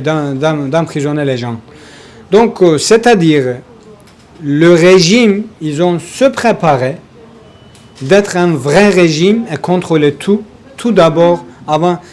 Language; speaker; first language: French; non-native, learner; Kurdish